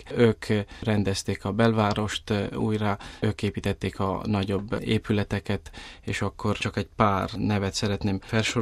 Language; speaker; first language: Hungarian; early bilingual, heritage; Italian